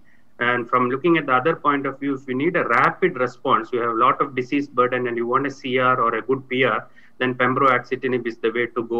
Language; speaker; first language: English; non-native, local second language; Tamil